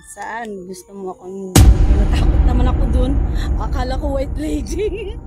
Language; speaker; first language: Filipino; non-native, local second language; Waray